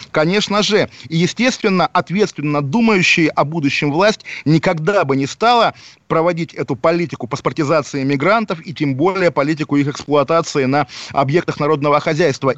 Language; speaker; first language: Russian; native; Russian